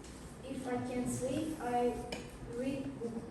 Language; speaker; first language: English; non-native, learner; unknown